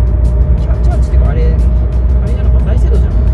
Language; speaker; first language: Japanese; native; Japanese